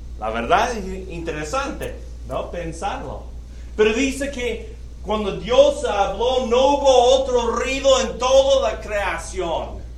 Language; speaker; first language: Spanish; non-native, fluent; English